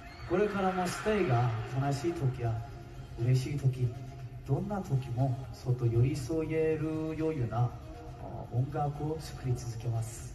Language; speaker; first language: Japanese; non-native, learner; Korean